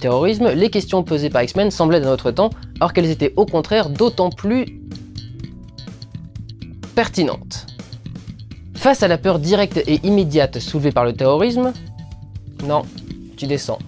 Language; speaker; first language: French; native; French